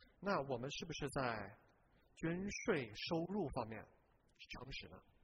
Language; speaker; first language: Chinese; non-native, fluent; English